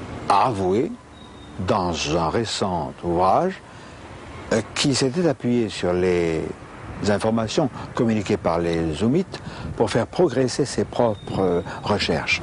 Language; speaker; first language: French; native; French